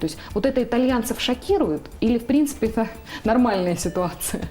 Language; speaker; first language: Russian; native; Russian